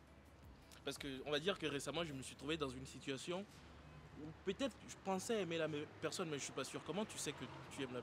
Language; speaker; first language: French; native; French